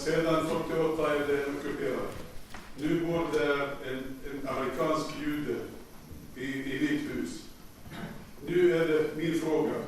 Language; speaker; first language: Swedish; non-native, fluent; Arabic